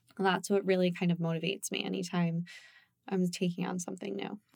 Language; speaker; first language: English; early bilingual, other home language; Japanese